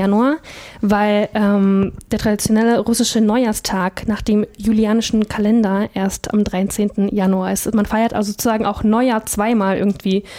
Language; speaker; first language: German; early bilingual, other home language; Russian